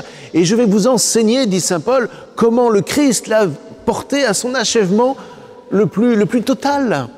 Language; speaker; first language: French; native; French